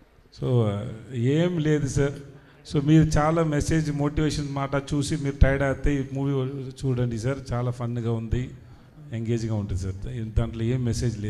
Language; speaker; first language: Telugu; non-native, learner; Tamil